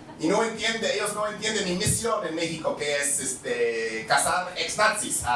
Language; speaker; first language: Spanish; non-native, fluent; English